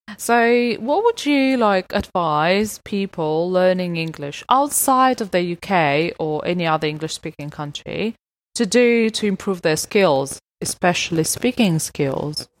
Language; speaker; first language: English; non-native, fluent; Georgian